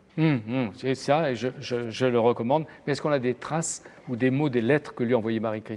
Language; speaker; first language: French; native; French